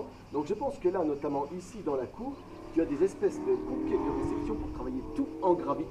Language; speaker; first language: French; native; French